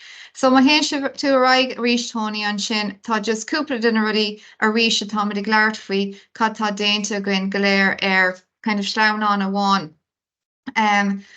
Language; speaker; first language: Irish; non-native, local second language; English